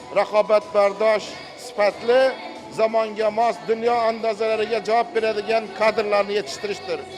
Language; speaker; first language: Uzbek; native; Uzbek